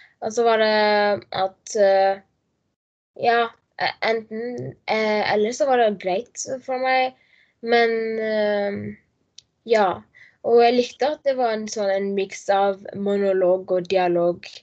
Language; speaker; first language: Norwegian; non-native, learner; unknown